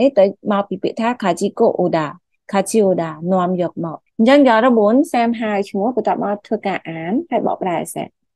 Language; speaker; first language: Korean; non-native, fluent; Khmer